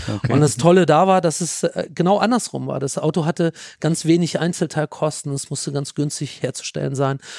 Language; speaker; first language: German; native; German